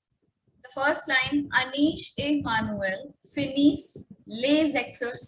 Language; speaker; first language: French; non-native, fluent; Hindi